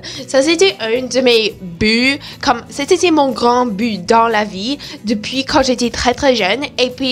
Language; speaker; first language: French; non-native, learner; English